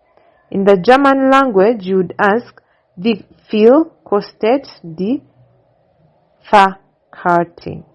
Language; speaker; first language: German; non-native, learner; English